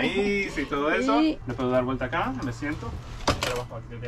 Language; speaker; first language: Spanish; native; Spanish